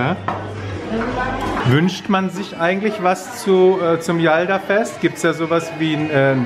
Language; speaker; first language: German; native; German